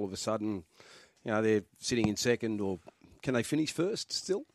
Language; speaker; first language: English; native; English